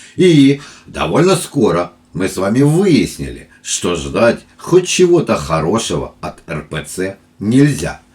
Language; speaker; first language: Russian; native; Russian